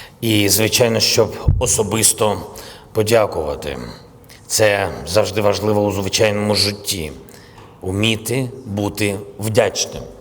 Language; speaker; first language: Ukrainian; non-native, local second language; Russian